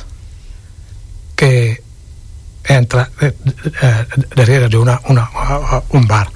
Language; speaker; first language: Catalan; non-native, fluent; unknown